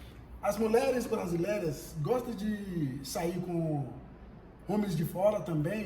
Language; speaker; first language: Portuguese; non-native, fluent; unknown